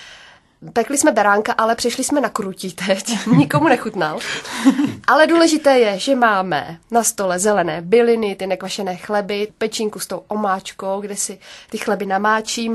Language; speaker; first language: Czech; native; Czech